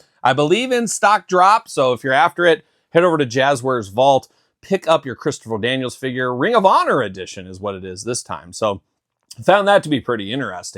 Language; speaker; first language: English; native; English